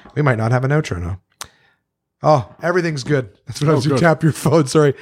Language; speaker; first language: English; native; English